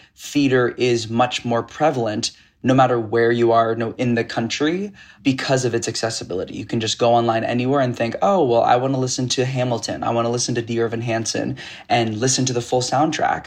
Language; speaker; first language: English; native; English